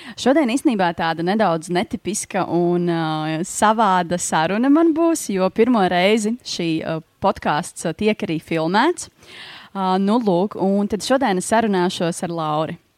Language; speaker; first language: Latvian; native; Latvian